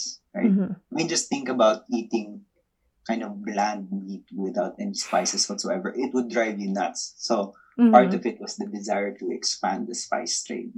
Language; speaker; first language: English; non-native, local second language; Filipino